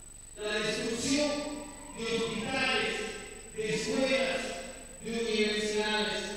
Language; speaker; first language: Spanish; native; Spanish